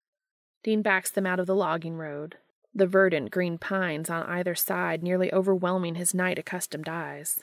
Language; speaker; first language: English; native; English